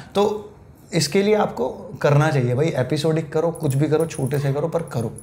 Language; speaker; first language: Hindi; native; Hindi